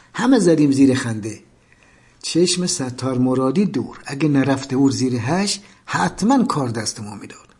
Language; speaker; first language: Persian; native; Persian